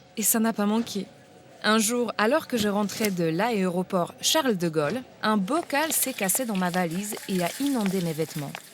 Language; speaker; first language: French; non-native, fluent; Polish